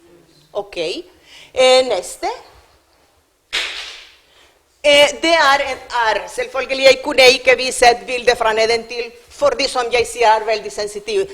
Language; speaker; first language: Norwegian; non-native, learner; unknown